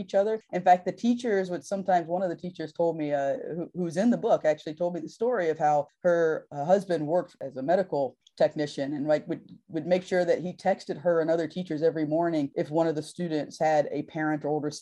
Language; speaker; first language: English; native; English